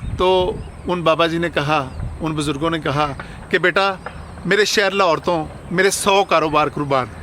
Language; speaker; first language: Urdu; non-native, local second language; Punjabi